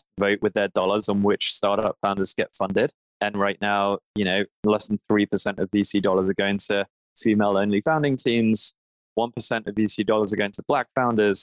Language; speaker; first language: English; native; English